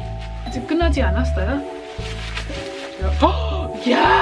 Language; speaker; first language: Korean; non-native, learner; English